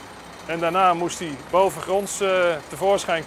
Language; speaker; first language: Dutch; native; Dutch